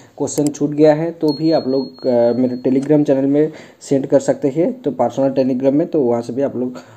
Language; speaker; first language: Hindi; non-native, local second language; Bangla